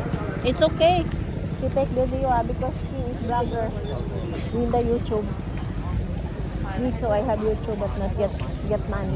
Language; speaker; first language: English; non-native, local second language; Filipino